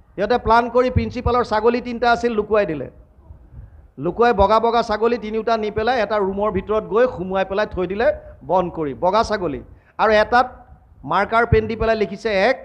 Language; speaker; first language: Assamese; native; Assamese